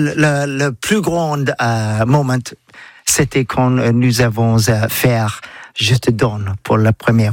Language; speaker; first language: French; non-native, learner; English